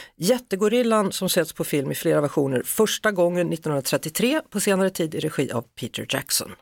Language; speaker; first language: Swedish; native; Swedish